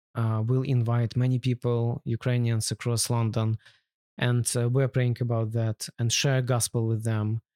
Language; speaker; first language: English; non-native, learner; Ukrainian